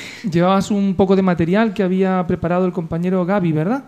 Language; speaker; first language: Spanish; native; Spanish